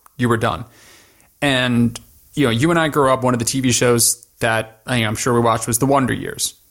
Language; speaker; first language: English; native; English